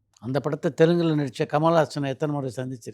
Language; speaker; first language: Tamil; native; Tamil